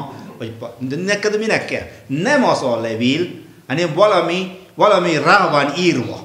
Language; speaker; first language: Hungarian; non-native, fluent; Malayalam